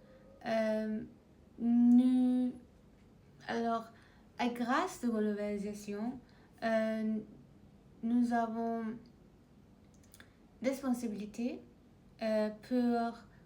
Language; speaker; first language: French; non-native, learner; Persian